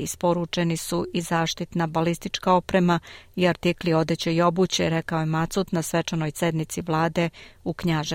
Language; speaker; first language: Croatian; native; Croatian